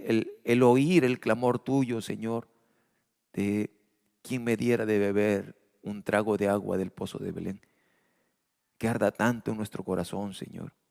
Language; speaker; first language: Spanish; native; Spanish